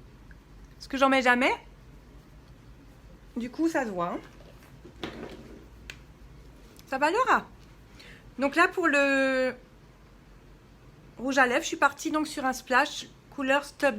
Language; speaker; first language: French; native; French